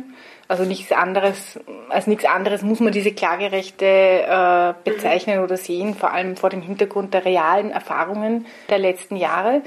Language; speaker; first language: German; native; German